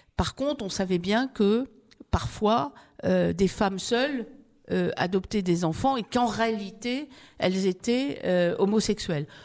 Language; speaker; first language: French; native; French